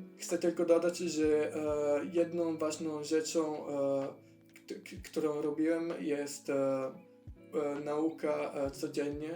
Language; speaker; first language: Polish; non-native, fluent; Italian